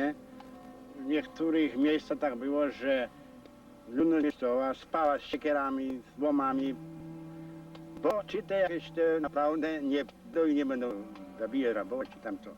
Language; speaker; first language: Polish; non-native, local second language; Rusyn